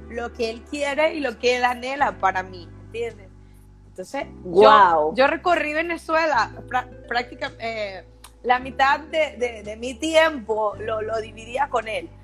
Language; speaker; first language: Spanish; native; Spanish